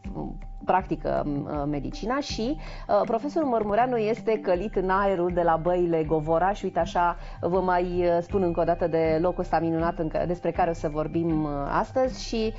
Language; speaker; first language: Romanian; native; Romanian